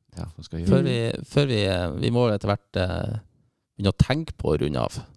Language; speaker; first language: Norwegian; native; Norwegian